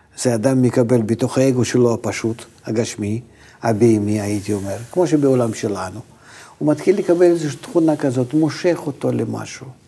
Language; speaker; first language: Hebrew; non-native, fluent; Russian